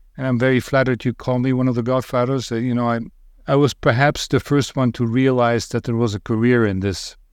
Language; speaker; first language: English; non-native, fluent; Dutch